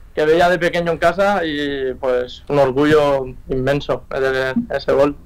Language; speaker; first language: Spanish; native; Spanish